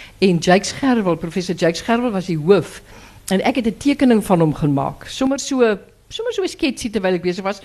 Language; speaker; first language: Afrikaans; native; Afrikaans